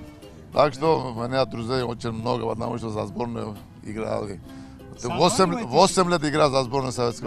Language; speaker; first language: Russian; non-native, local second language; Georgian